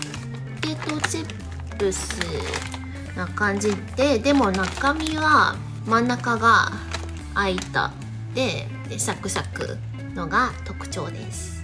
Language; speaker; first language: Japanese; non-native, fluent; Chinese